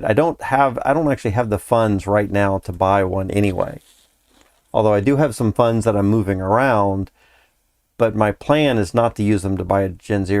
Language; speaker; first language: English; native; English